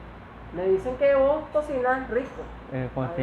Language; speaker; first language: Spanish; native; Spanish